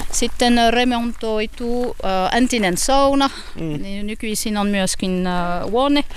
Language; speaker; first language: Finnish; non-native, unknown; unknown